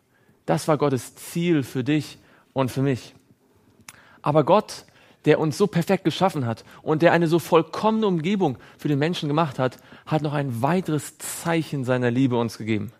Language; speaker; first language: German; native; German